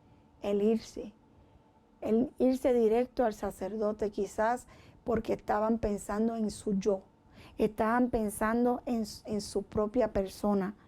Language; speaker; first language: Spanish; native; Spanish